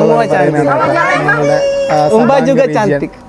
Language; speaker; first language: Indonesian; non-native, learner; Malayalam